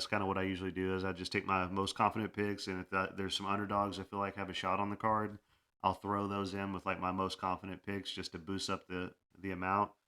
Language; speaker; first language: English; native; English